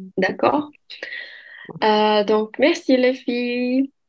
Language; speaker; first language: French; non-native, fluent; Portuguese